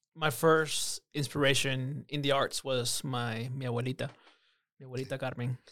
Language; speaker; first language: English; early bilingual, other home language; Spanish